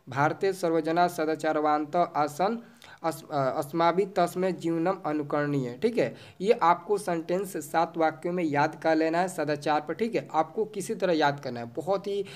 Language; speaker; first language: Hindi; native; Hindi